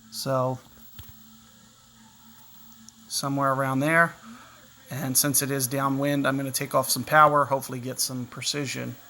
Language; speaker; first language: English; native; English